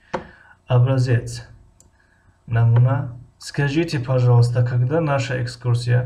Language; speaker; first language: Russian; non-native, fluent; Tajik